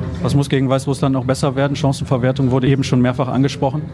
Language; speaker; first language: German; native; German